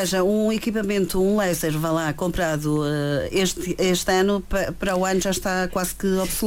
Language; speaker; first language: Portuguese; native; Portuguese